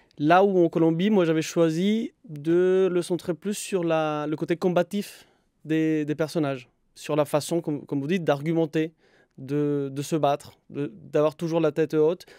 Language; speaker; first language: French; non-native, fluent; Spanish